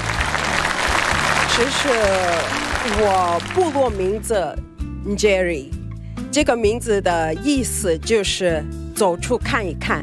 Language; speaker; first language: Chinese; non-native, fluent; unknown